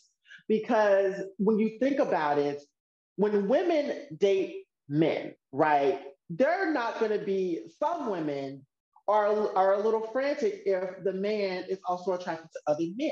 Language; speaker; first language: English; native; English